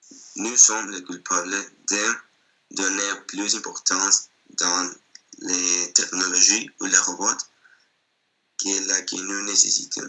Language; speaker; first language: French; non-native, learner; Spanish